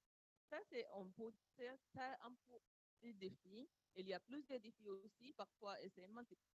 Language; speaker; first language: French; non-native, learner; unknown